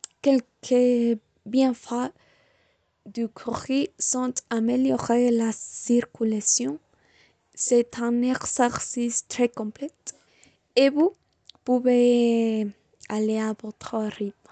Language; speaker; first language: French; non-native, learner; Spanish